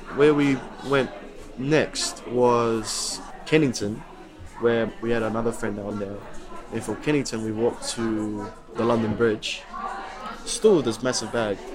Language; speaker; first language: English; native; English